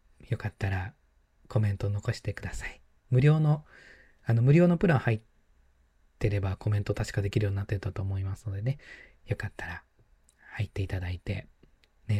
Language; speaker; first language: Japanese; native; Japanese